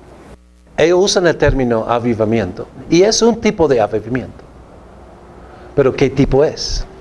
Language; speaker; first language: Spanish; non-native, fluent; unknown